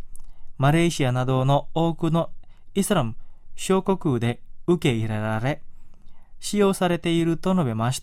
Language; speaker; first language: Japanese; non-native, fluent; Indonesian